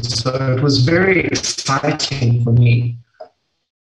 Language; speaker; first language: English; native; English